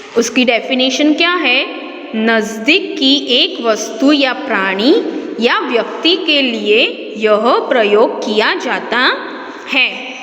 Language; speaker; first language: Hindi; non-native, local second language; Gujarati